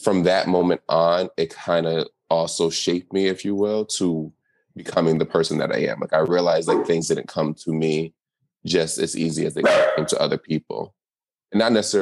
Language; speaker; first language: English; native; English